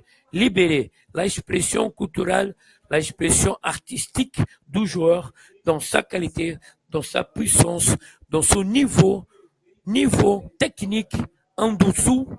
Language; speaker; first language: French; non-native, fluent; Portuguese